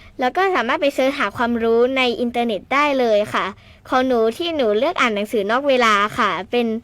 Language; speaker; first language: Thai; native; Thai